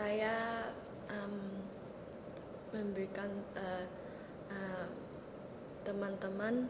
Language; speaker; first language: Indonesian; early bilingual, heritage; Indonesian